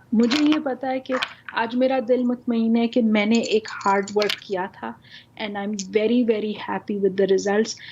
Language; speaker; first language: Urdu; native; Urdu